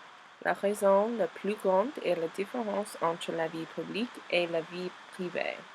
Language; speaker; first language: French; non-native, learner; English